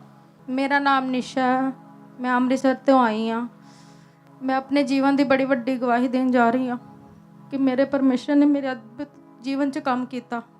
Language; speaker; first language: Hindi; non-native, local second language; Punjabi